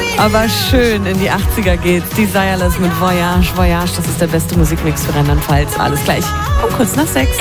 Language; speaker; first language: German; native; German